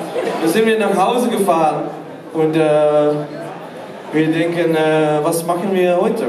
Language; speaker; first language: German; non-native, learner; Dutch